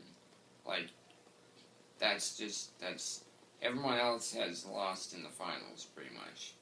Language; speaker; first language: English; native; English